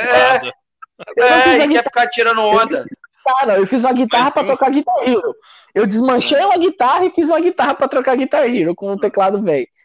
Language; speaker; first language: Portuguese; native; Portuguese